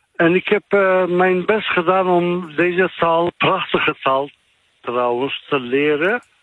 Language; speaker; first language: Dutch; non-native, fluent; Turkish